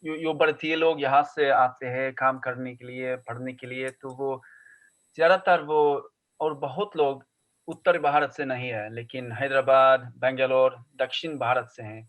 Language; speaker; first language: Hindi; non-native, learner; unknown